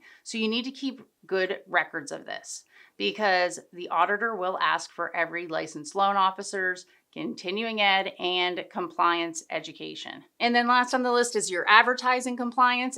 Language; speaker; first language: English; native; English